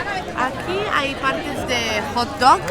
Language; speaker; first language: Spanish; non-native, local second language; Catalan